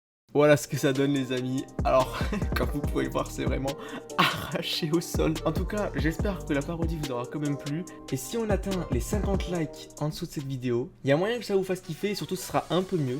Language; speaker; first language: French; native; French